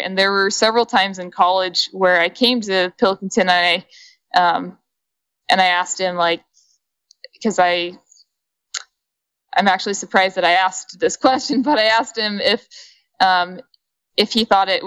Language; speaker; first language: English; native; English